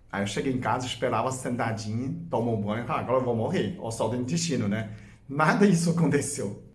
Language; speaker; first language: Portuguese; non-native, fluent; Chinese